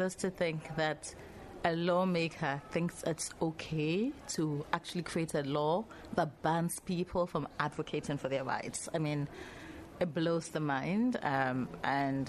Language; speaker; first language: English; non-native, local second language; Akan